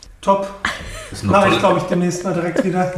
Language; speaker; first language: German; native; German